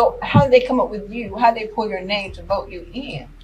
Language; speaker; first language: English; native; English